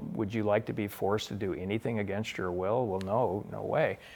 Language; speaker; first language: English; native; English